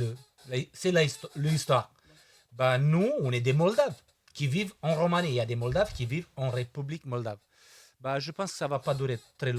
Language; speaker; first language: French; non-native, fluent; Romanian